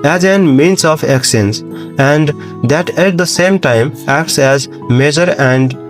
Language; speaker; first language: English; non-native, local second language; Nepali